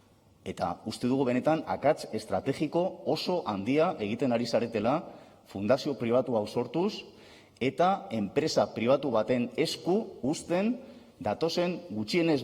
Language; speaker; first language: Basque; non-native, local second language; Spanish